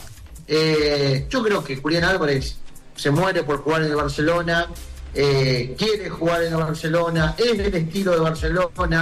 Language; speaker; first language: Spanish; native; Spanish